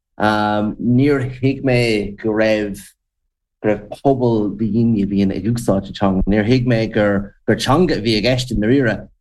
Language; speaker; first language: Irish; non-native, local second language; English